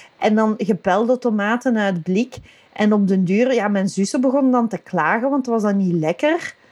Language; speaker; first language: Dutch; native; Dutch